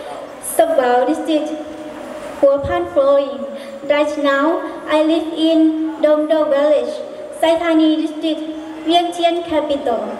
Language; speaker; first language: English; non-native, learner; Hmong